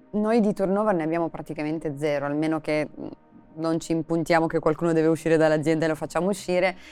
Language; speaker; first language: Italian; non-native, fluent; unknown